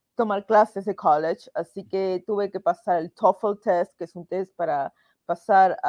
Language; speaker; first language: Spanish; native; Spanish